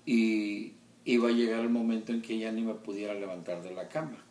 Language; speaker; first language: Spanish; early bilingual, heritage; Spanish